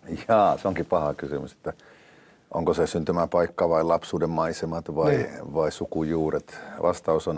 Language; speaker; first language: Finnish; native; Finnish